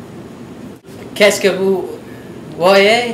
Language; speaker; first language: French; non-native, learner; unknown